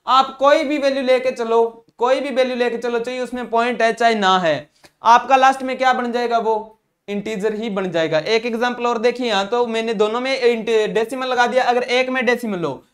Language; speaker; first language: Hindi; non-native, local second language; Punjabi